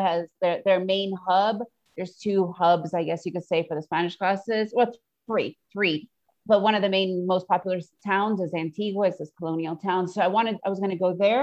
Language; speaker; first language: English; native; English